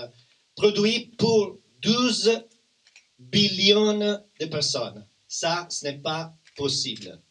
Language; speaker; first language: French; non-native, learner; Italian